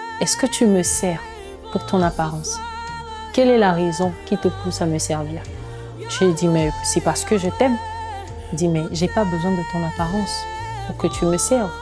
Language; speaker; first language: French; non-native, local second language; Lingala